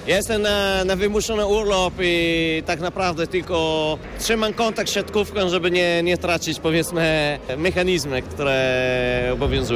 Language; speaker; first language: Polish; non-native, fluent; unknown